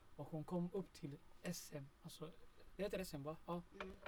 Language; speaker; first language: Swedish; early bilingual, other home language; Somali